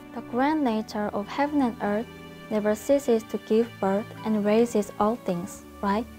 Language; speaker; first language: English; non-native, fluent; Korean